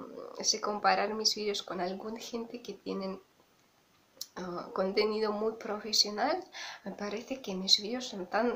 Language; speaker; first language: Spanish; non-native, fluent; Russian